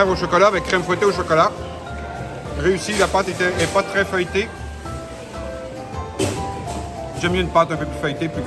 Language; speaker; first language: French; native; French